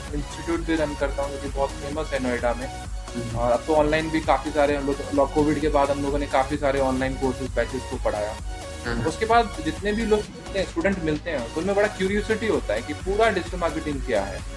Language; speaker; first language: Hindi; native; Hindi